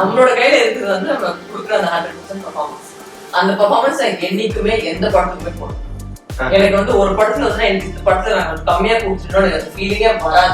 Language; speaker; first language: Tamil; native; Tamil